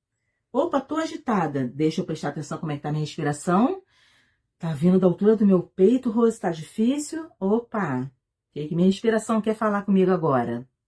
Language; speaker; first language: Portuguese; native; Portuguese